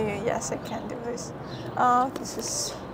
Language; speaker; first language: English; non-native, fluent; Ukrainian